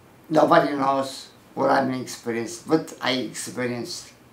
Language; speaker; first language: English; non-native, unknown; Korean